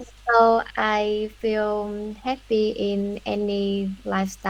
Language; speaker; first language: English; non-native, learner; Vietnamese